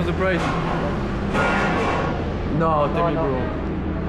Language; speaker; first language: English; non-native, learner; French